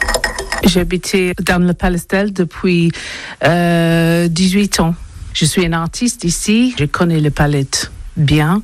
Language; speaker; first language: French; non-native, learner; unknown